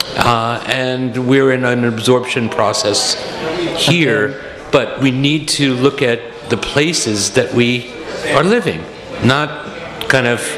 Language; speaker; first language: English; native; English